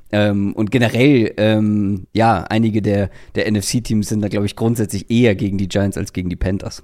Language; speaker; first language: German; native; German